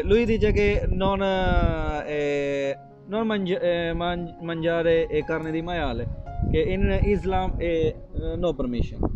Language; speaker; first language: Italian; non-native, learner; Urdu